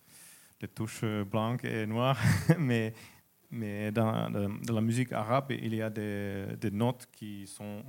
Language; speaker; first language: French; non-native, learner; Finnish